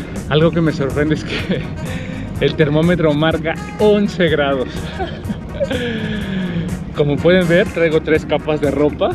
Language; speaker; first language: Spanish; native; Spanish